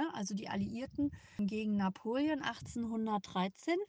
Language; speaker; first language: German; native; German